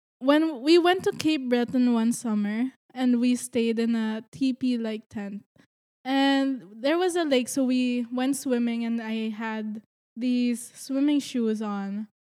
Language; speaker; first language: English; non-native, local second language; Filipino